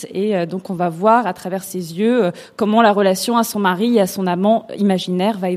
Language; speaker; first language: French; native; French